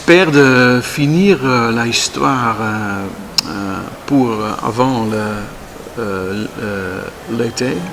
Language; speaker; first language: French; non-native, learner; Dutch